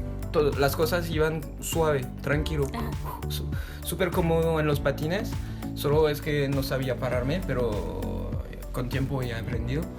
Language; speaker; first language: Spanish; non-native, fluent; French